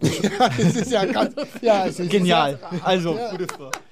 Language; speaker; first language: German; native; German